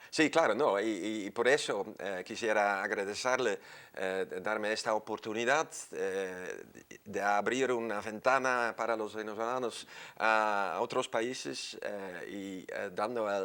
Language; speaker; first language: Spanish; non-native, fluent; Dutch